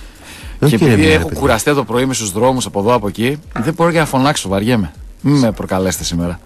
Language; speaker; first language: Greek; native; Greek